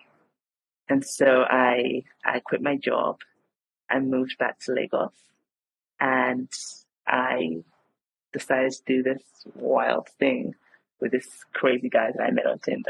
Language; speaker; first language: English; native; English